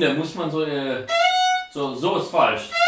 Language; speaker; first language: German; non-native, learner; English